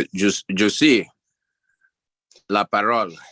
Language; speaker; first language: French; non-native, learner; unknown